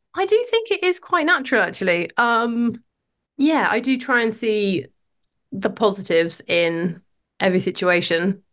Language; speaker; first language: English; native; English